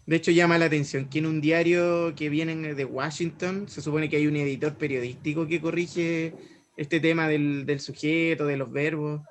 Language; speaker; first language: Spanish; native; Spanish